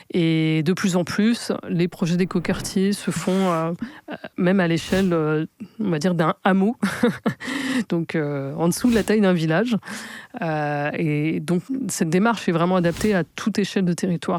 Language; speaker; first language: French; native; French